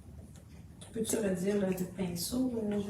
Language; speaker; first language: French; native; French